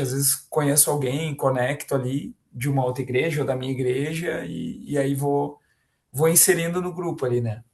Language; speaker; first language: Portuguese; native; Portuguese